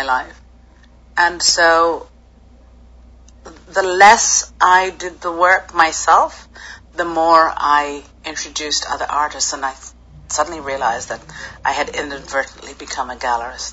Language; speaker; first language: English; native; English